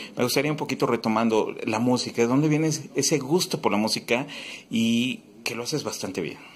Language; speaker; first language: Spanish; native; Spanish